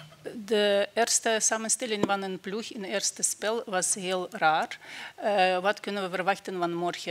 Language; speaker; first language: Dutch; non-native, fluent; Ukrainian